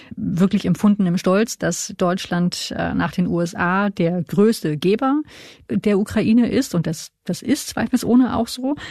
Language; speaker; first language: German; native; German